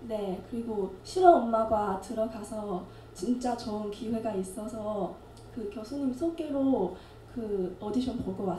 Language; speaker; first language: Korean; non-native, learner; Chinese